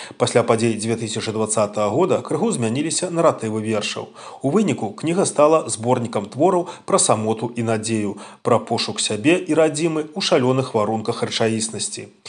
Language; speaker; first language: Belarusian; native; Belarusian